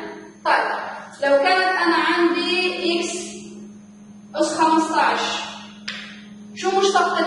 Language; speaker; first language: Arabic; native; Arabic